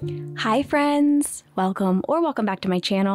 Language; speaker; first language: English; native; English